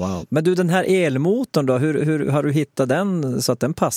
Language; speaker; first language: Swedish; native; Swedish